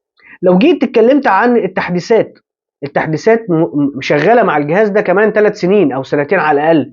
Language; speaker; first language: Arabic; native; Arabic